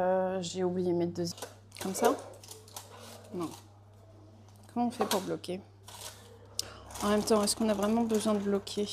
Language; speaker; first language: French; native; French